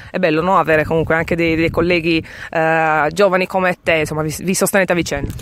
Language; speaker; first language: Italian; native; Italian